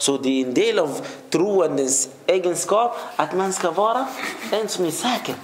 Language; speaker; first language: Swedish; non-native, fluent; Arabic